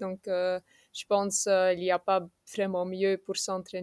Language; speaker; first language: French; non-native, local second language; Dutch